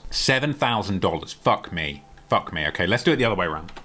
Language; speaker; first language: English; native; English